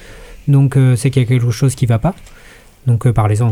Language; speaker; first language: French; native; French